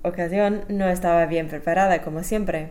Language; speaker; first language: Spanish; non-native, fluent; English